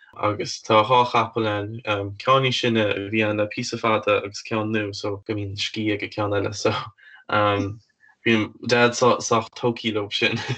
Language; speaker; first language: Irish; native; Irish